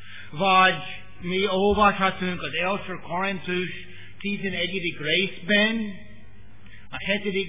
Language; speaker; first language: Hungarian; non-native, learner; English